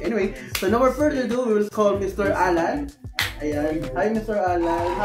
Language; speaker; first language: English; non-native, local second language; Filipino